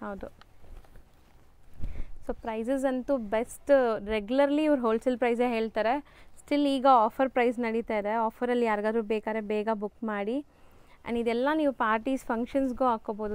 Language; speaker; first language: Kannada; native; Kannada